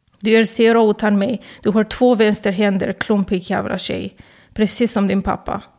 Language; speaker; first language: Swedish; non-native, fluent; Romanian